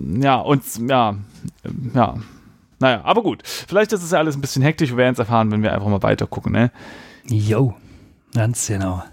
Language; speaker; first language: German; native; German